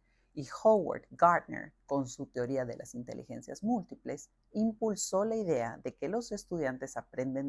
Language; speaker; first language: Spanish; native; Spanish